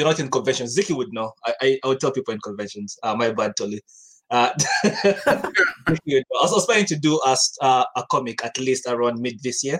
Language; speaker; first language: English; non-native, local second language; Ganda